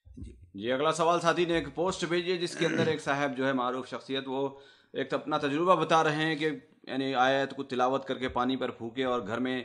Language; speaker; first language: Urdu; native; Urdu